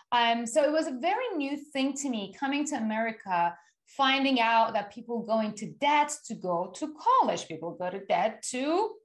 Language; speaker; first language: English; non-native, fluent; Persian